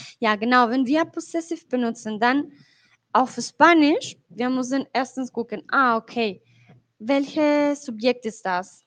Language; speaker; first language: German; non-native, fluent; Spanish